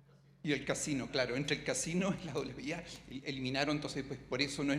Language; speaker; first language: Spanish; native; Spanish